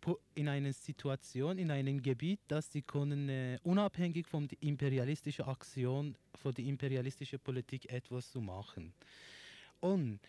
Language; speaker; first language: German; non-native, learner; Persian